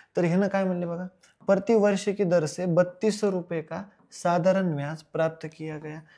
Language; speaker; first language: Hindi; non-native, local second language; Marathi